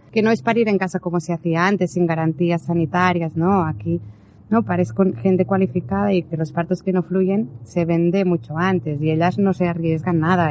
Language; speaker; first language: Spanish; native; Spanish